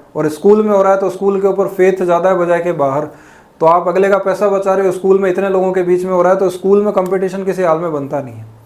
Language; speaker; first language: Hindi; native; Hindi